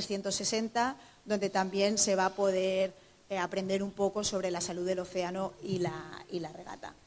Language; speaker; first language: Spanish; native; Spanish